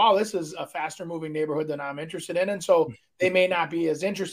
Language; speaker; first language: English; native; English